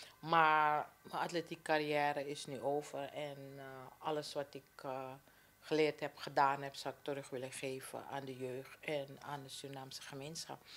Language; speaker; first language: Dutch; native; Dutch